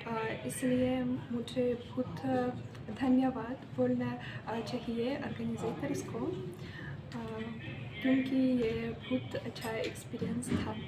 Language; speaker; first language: Hindi; non-native, learner; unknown